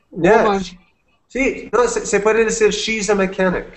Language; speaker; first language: Spanish; non-native, fluent; English